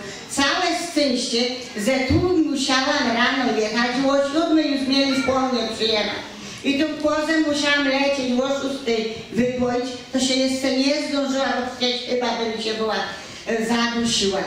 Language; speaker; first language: Polish; native; Polish